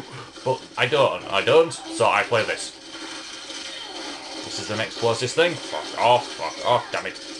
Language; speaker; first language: English; native; English